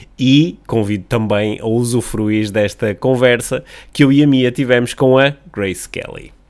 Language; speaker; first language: Portuguese; native; Portuguese